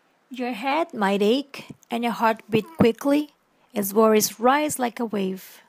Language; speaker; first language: English; non-native, fluent; Portuguese